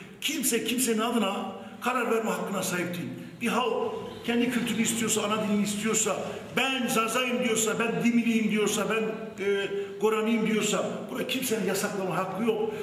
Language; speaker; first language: Turkish; native; Turkish